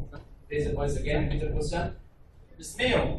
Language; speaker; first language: English; non-native, learner; Arabic